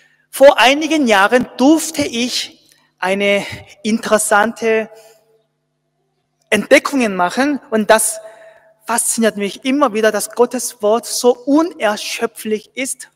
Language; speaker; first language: German; non-native, fluent; Korean